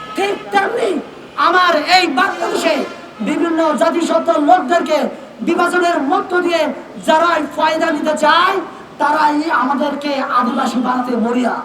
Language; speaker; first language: Bangla; non-native, local second language; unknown